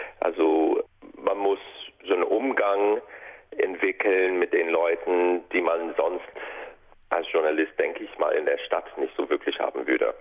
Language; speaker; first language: German; non-native, fluent; English